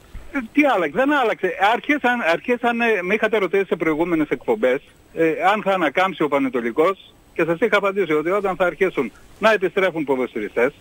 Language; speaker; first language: Greek; native; Greek